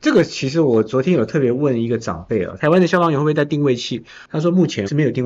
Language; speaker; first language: Chinese; native; Chinese